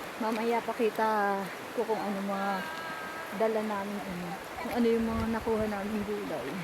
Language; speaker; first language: Filipino; non-native, local second language; Bikol